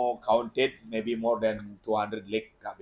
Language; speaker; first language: English; non-native, learner; Indonesian